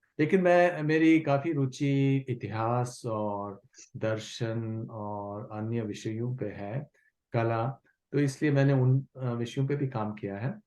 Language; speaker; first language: Hindi; non-native, local second language; Kashmiri